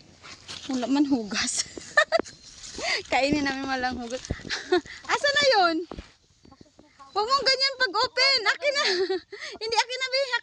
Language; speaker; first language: Filipino; non-native, local second language; Cebuano